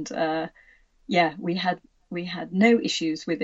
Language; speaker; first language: English; native; English